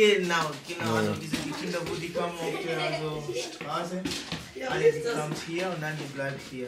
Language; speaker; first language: German; non-native, learner; Swahili